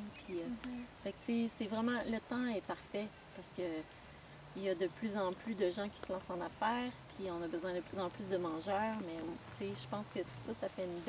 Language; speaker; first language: French; native; French